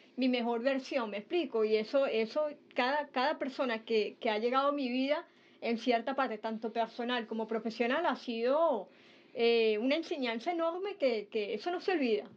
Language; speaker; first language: Spanish; native; Spanish